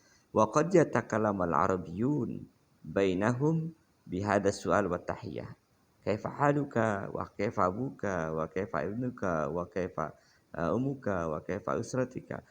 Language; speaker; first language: Arabic; non-native, fluent; Indonesian